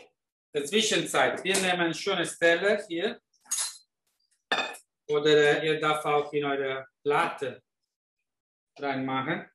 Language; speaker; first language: German; non-native, fluent; Italian